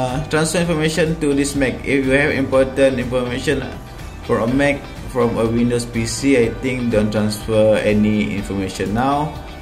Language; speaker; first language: English; non-native, local second language; Malay